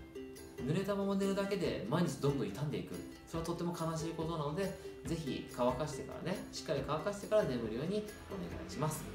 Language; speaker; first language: Japanese; native; Japanese